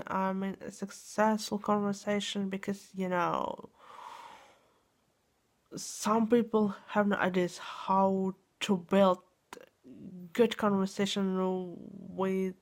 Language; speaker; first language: English; non-native, learner; Russian